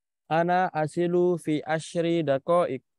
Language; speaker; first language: Arabic; non-native, fluent; Indonesian